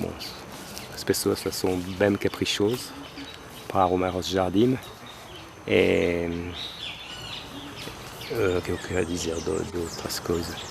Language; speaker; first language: Portuguese; non-native, fluent; French